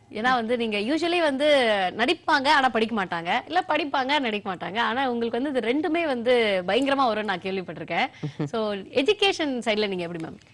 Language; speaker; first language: Tamil; native; Tamil